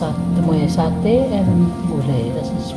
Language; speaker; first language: Dutch; non-native, learner; Indonesian